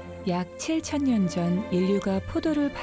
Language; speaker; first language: Korean; native; Korean